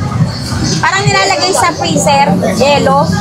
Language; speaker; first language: Filipino; native; Filipino